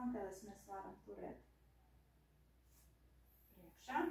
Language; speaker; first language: Latvian; non-native, learner; Russian